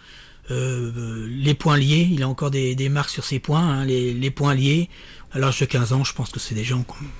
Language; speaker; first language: French; native; French